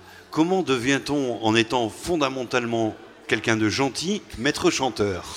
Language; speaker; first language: French; native; French